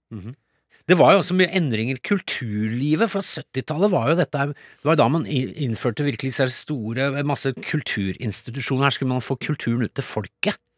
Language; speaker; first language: Norwegian; early bilingual, other home language; English